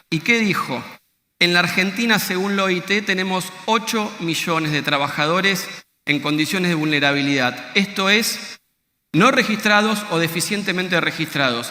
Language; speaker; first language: Spanish; native; Spanish